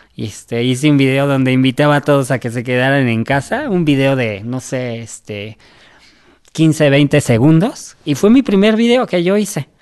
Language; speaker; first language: Spanish; native; Spanish